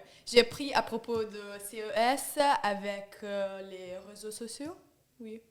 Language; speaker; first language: French; non-native, fluent; English